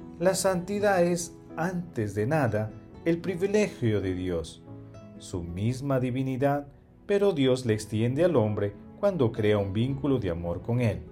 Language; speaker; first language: Spanish; native; Spanish